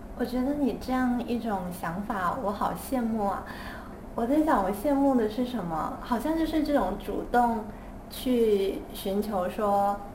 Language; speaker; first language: Chinese; native; Chinese